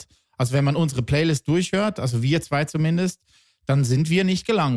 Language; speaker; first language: German; native; German